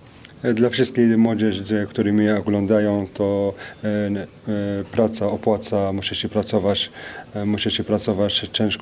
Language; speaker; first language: Polish; non-native, fluent; French